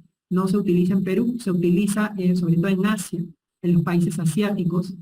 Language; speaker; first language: Spanish; native; Spanish